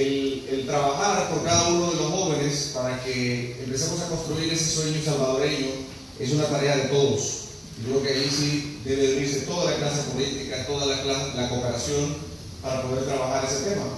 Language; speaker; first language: Spanish; native; Spanish